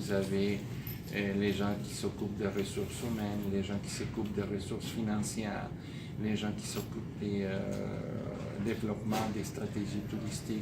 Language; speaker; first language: French; native; French